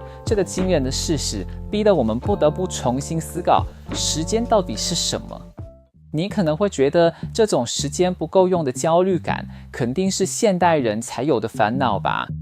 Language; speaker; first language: Chinese; native; Chinese